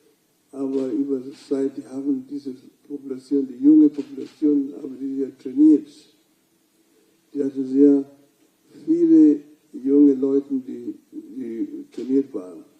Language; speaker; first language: German; non-native, fluent; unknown